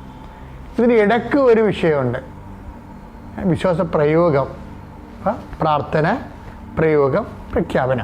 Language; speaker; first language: Malayalam; native; Malayalam